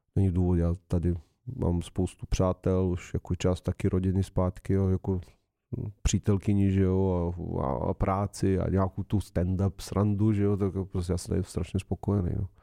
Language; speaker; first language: Czech; non-native, fluent; Serbian